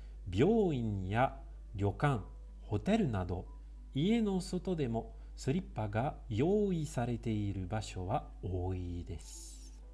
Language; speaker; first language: Japanese; non-native, fluent; French